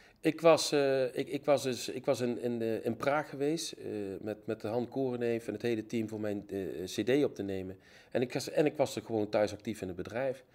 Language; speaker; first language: Dutch; native; Dutch